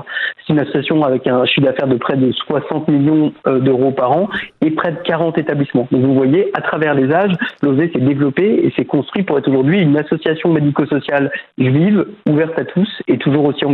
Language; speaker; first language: French; native; French